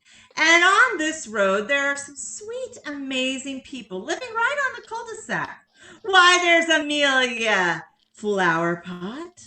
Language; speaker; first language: English; native; English